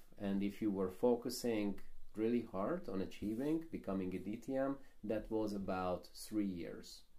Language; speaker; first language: English; non-native, fluent; Hungarian